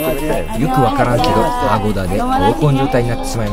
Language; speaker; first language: Japanese; native; Japanese